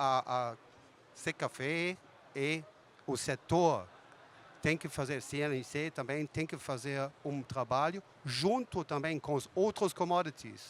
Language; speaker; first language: Portuguese; non-native, fluent; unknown